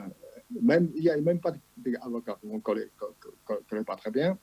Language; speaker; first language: French; non-native, fluent; Chinese